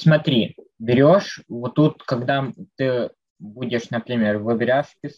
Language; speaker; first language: Russian; native; Russian